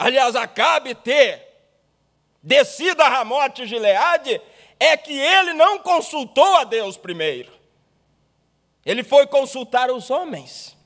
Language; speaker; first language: Portuguese; native; Portuguese